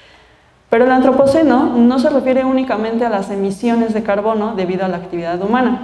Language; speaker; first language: Spanish; native; Spanish